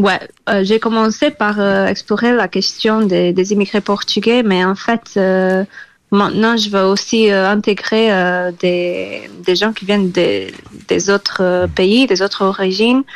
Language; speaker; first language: French; non-native, fluent; Portuguese